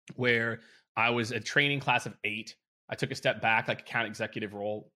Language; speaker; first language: English; native; English